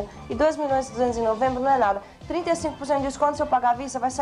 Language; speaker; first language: Portuguese; native; Portuguese